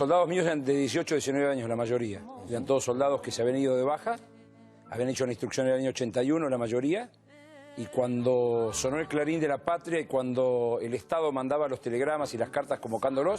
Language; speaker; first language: Spanish; native; Spanish